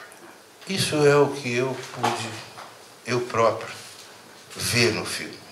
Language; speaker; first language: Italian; non-native, learner; Portuguese